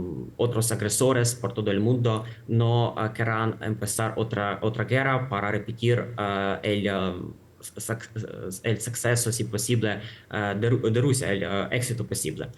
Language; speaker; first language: Spanish; non-native, fluent; Ukrainian